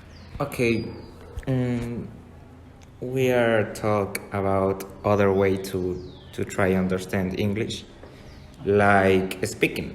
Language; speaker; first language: English; non-native, learner; Spanish